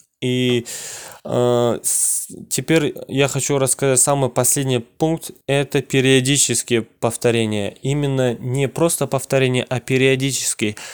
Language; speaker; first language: Russian; non-native, local second language; Kazakh